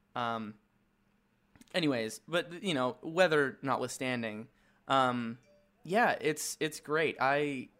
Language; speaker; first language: English; native; English